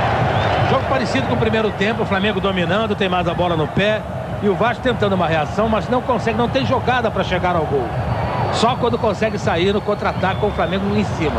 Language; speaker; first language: Portuguese; native; Portuguese